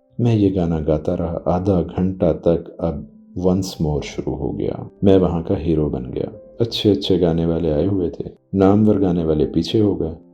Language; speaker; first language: Urdu; non-native, local second language; Punjabi